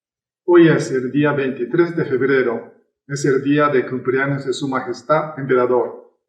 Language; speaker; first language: Spanish; non-native, fluent; Japanese